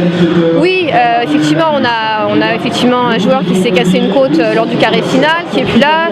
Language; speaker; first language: French; native; French